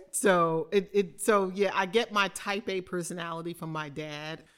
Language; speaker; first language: English; native; English